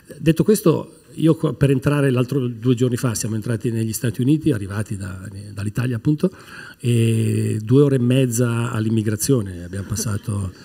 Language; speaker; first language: Italian; native; Italian